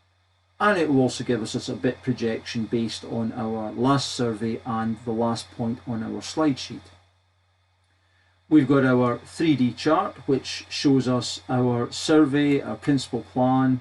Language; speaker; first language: English; native; English